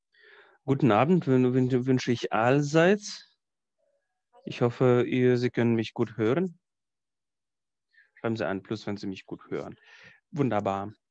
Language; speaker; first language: German; non-native, fluent; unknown